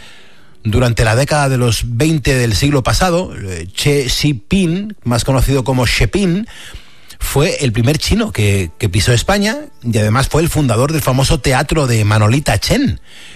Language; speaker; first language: Spanish; native; Spanish